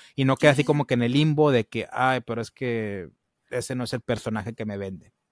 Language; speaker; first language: Spanish; early bilingual, heritage; Spanish